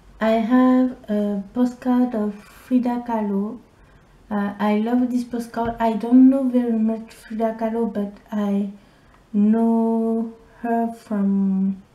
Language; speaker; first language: English; non-native, learner; French